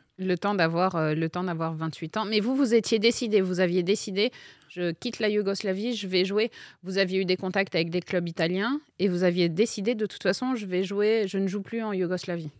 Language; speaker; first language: French; native; French